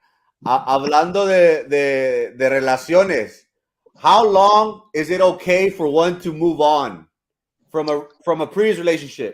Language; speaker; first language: English; early bilingual, other home language; Spanish